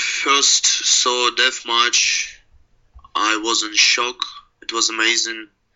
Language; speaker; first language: English; non-native, learner; Russian